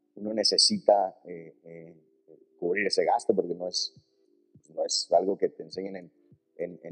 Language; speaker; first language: Spanish; native; Spanish